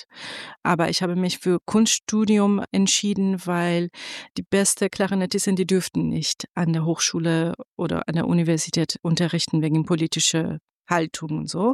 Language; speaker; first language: German; non-native, fluent; Persian